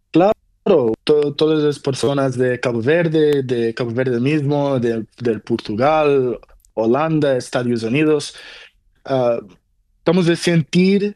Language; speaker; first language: Spanish; non-native, learner; Portuguese